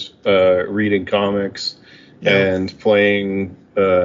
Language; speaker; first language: English; native; English